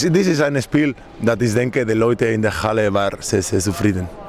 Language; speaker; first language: German; non-native, learner; Spanish